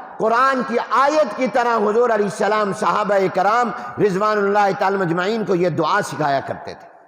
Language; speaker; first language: Urdu; non-native, local second language; Punjabi